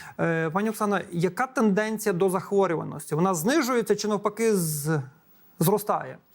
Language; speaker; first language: Ukrainian; native; Ukrainian